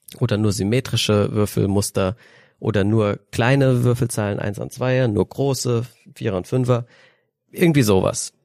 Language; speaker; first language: German; native; German